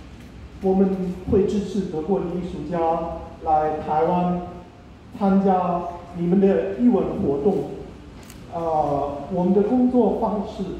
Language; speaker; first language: Chinese; non-native, fluent; German